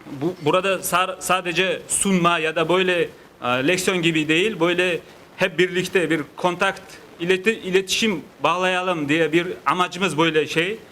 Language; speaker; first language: Turkish; non-native, learner; Uzbek